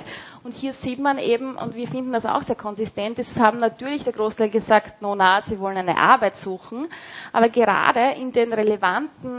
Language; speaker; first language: German; native; German